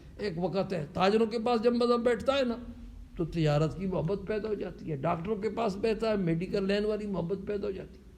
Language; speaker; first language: Urdu; non-native, local second language; Punjabi